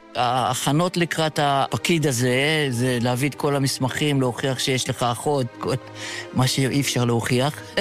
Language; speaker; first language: Hebrew; early bilingual, other home language; Yiddish